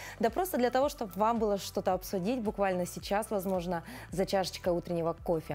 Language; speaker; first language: Russian; native; Russian